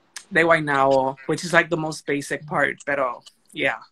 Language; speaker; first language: English; non-native, local second language; Spanish